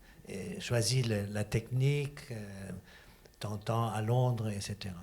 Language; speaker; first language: French; non-native, fluent; German